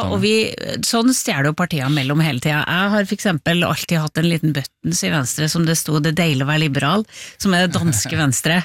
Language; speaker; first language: Norwegian; native; Norwegian